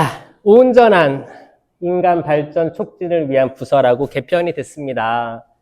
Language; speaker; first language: Korean; native; Korean